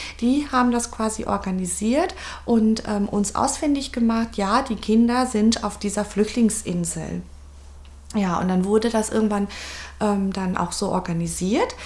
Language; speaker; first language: German; early bilingual, other home language; Vietnamese